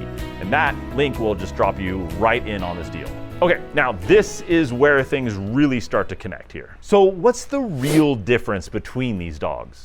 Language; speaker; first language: English; native; English